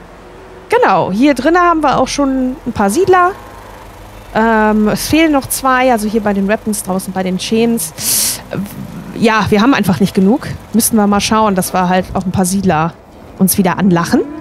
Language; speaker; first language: German; native; German